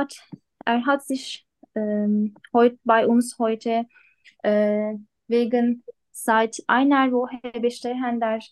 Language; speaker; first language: German; non-native, learner; Turkish